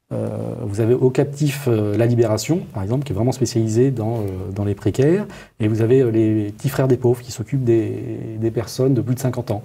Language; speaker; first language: French; native; French